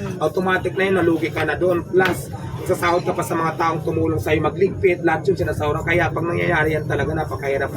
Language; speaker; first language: Filipino; non-native, local second language; Waray